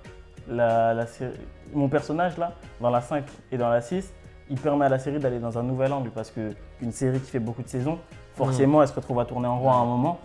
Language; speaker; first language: French; native; French